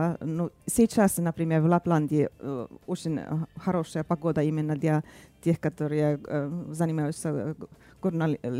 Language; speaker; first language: Russian; non-native, fluent; Finnish